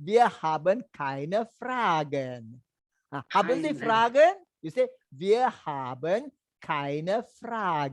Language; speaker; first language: German; non-native, learner; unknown